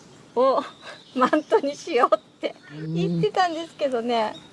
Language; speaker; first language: Japanese; native; Japanese